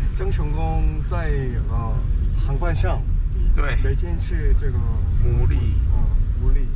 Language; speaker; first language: Chinese; non-native, learner; Korean